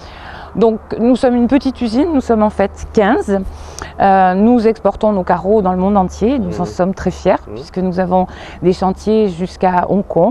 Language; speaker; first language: French; native; French